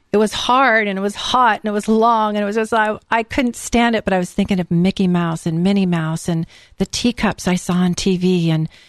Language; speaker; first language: English; native; English